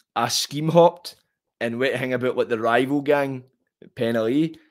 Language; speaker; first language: English; native; English